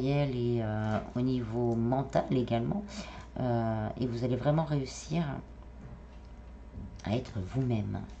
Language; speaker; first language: French; native; French